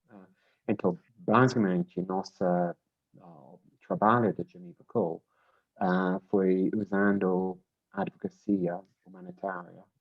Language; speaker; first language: Portuguese; non-native, learner; English